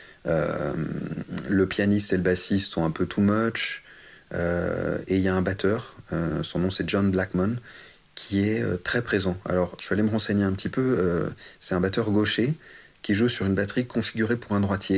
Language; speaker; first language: French; native; French